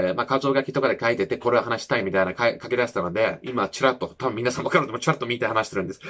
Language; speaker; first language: Japanese; non-native, fluent; English